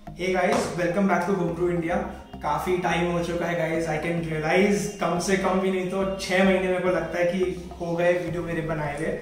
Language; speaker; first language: Hindi; native; Hindi